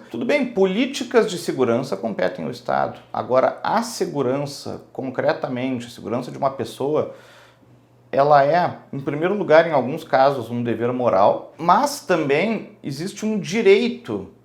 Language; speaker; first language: Portuguese; native; Portuguese